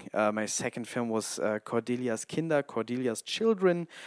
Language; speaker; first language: English; non-native, fluent; German